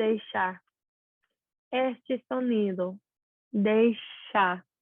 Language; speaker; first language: Portuguese; non-native, learner; English